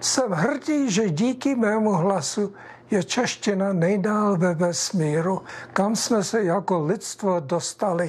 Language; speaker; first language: Czech; early bilingual, heritage; Czech